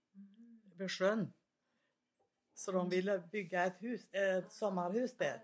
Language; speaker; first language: Swedish; native; Swedish